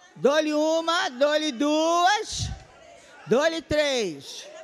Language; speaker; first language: Portuguese; native; Portuguese